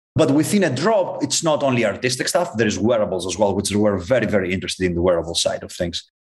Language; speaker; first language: English; non-native, fluent; Greek